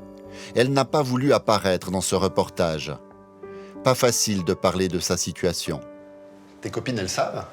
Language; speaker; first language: French; native; French